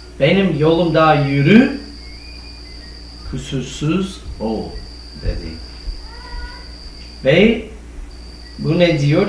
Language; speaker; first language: Turkish; non-native, fluent; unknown